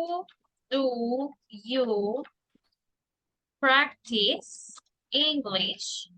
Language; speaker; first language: English; non-native, fluent; Spanish